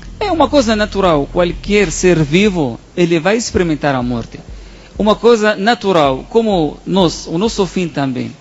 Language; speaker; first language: Portuguese; non-native, fluent; Arabic